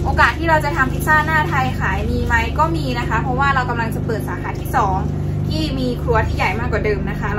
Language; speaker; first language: Thai; native; Thai